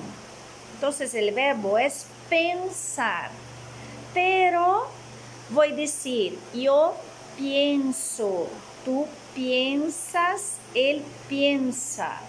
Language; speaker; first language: Spanish; non-native, fluent; Portuguese